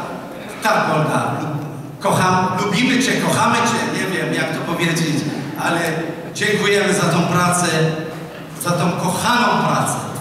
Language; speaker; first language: Polish; non-native, fluent; Hebrew